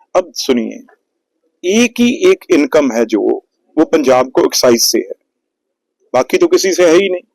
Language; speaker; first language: Hindi; non-native, local second language; Punjabi